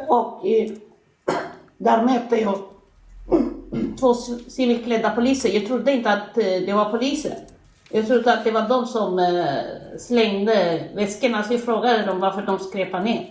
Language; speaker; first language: Swedish; non-native, learner; Arabic